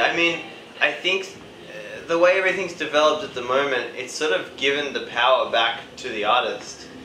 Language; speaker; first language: English; native; English